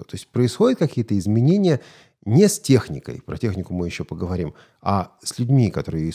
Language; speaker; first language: Russian; native; Russian